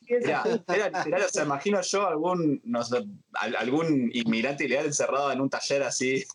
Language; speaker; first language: Spanish; native; Spanish